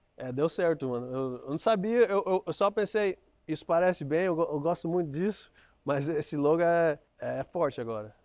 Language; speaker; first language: Portuguese; early bilingual, heritage; Portuguese